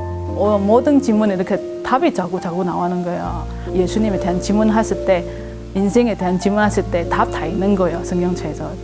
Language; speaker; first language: Korean; non-native, fluent; Indonesian